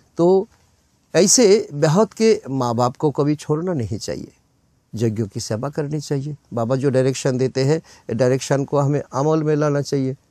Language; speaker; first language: Hindi; non-native, local second language; Bangla